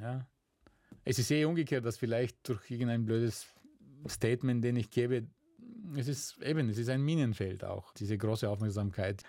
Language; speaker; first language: German; non-native, fluent; Bulgarian